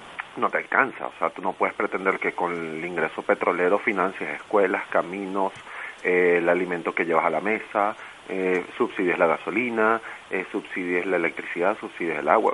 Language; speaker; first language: Spanish; native; Spanish